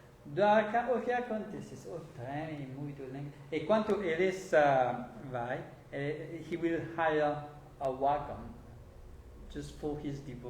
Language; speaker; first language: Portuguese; non-native, learner; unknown